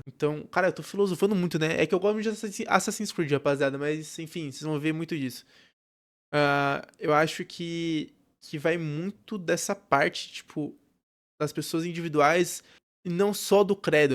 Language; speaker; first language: Portuguese; native; Portuguese